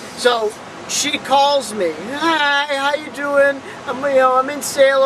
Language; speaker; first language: English; native; English